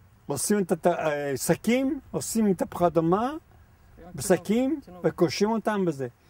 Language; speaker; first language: Hebrew; non-native, fluent; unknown